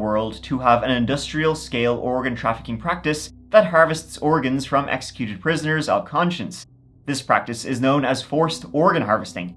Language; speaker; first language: English; native; English